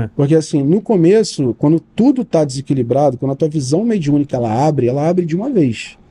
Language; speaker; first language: Portuguese; native; Portuguese